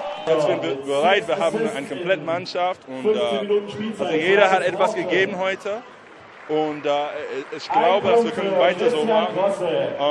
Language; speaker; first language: German; non-native, learner; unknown